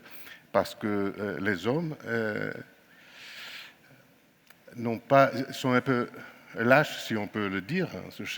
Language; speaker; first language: French; non-native, fluent; Greek